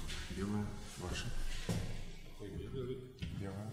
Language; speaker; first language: Russian; native; Russian